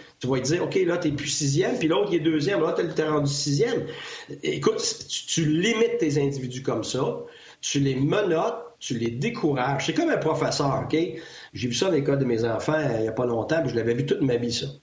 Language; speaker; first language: French; native; French